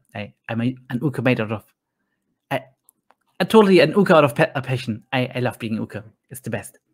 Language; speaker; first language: English; non-native, fluent; German